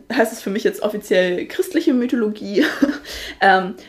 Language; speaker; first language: German; native; German